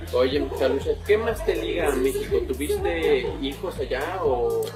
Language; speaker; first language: Spanish; native; Spanish